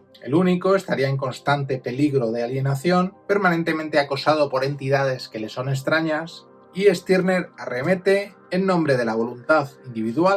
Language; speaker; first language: Spanish; native; Spanish